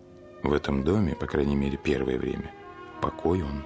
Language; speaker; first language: Russian; native; Russian